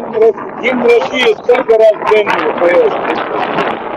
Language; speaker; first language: Russian; non-native, local second language; Chechen